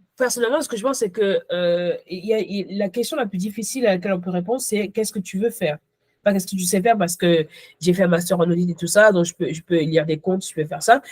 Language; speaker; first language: French; early bilingual, other home language; Ghomala